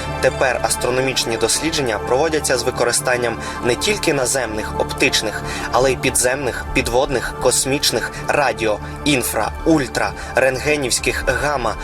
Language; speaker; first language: Ukrainian; native; Ukrainian